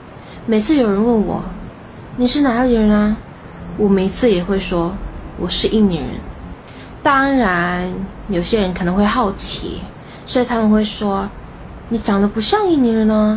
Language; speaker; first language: Chinese; non-native, fluent; Indonesian